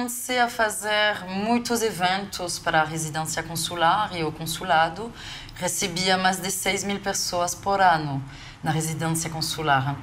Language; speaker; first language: Portuguese; non-native, fluent; French